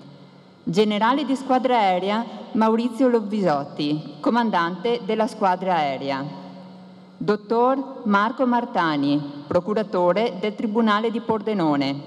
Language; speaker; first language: Italian; native; Italian